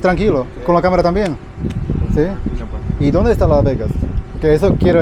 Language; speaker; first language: Spanish; non-native, learner; Slovak